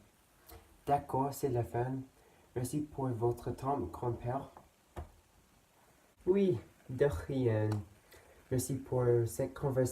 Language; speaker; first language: French; non-native, learner; English